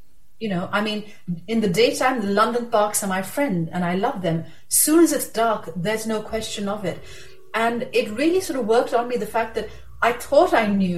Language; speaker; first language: English; non-native, local second language; Urdu